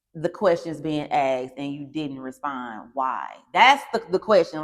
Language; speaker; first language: English; native; English